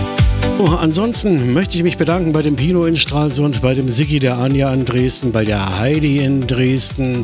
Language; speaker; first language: German; native; German